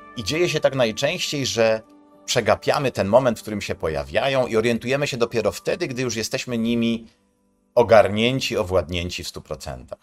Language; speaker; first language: Polish; native; Polish